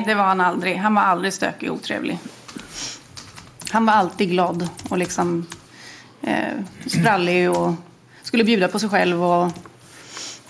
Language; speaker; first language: Swedish; native; Swedish